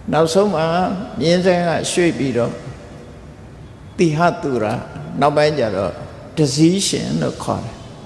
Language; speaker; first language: Burmese; native; Burmese